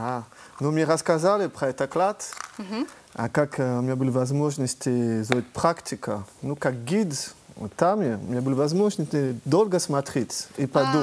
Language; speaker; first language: Russian; early bilingual, heritage; French